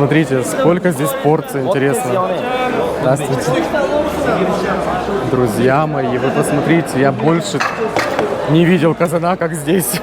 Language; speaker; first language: Russian; native; Russian